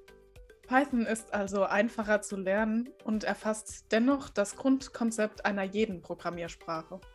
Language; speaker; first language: German; native; German